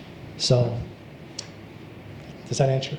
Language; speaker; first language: English; native; English